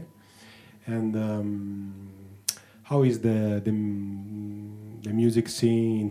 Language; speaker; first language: English; non-native, learner; Italian